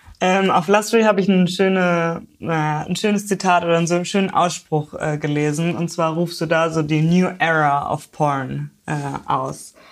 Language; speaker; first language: German; native; German